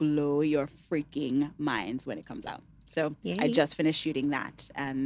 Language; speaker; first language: English; non-native, local second language; Yoruba